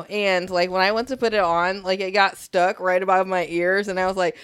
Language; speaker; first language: English; native; English